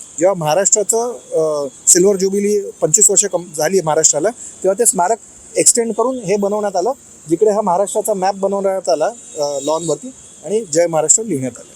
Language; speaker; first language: Marathi; native; Marathi